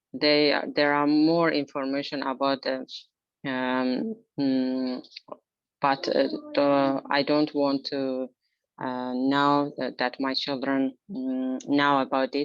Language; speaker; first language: English; non-native, learner; Azerbaijani